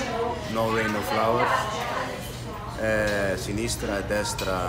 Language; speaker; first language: Italian; non-native, learner; Dutch